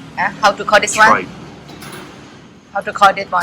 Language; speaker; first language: English; non-native, learner; Thai